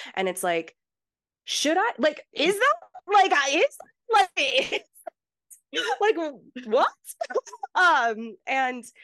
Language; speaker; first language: English; early bilingual, heritage; English